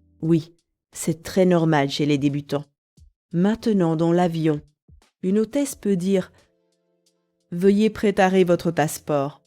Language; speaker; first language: French; native; French